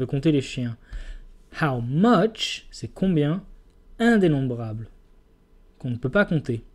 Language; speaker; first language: French; non-native, fluent; English